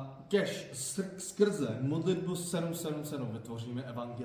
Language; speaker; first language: Czech; non-native, fluent; Korean